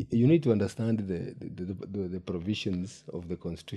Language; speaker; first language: English; non-native, local second language; Gusii